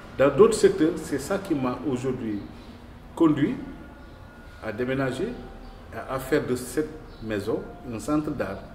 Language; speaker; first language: French; non-native, local second language; Wolof